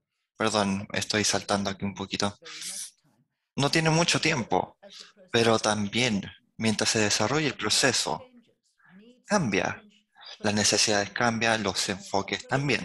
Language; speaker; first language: Spanish; non-native, fluent; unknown